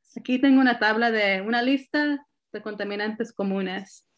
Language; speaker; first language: Spanish; early bilingual, heritage; Spanish